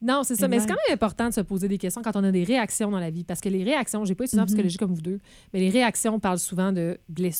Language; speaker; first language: French; native; French